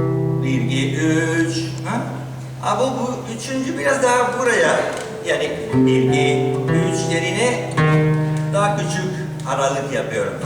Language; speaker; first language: Turkish; non-native, learner; Spanish